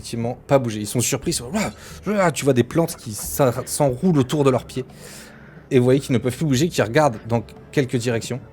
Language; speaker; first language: French; native; French